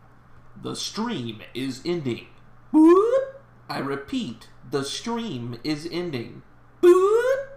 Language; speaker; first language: English; native; English